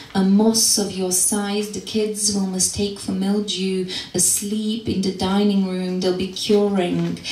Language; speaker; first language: English; non-native, fluent; Macedonian